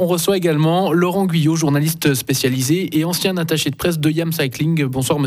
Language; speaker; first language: French; native; French